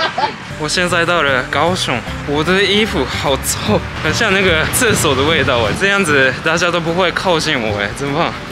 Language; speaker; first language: Chinese; early bilingual, heritage; Japanese